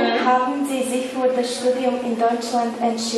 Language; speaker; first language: German; non-native, learner; Latvian